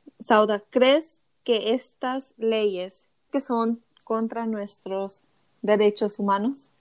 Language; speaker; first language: Spanish; early bilingual, heritage; Spanish